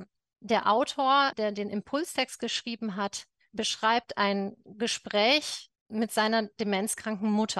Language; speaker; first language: German; native; German